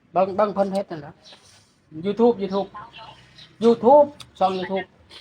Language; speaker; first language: Thai; native; Thai